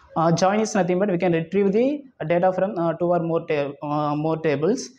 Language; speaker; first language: English; non-native, local second language; Tamil